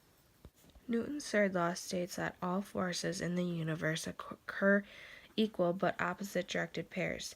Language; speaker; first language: English; native; English